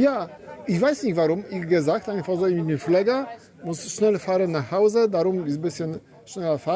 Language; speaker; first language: German; non-native, learner; Polish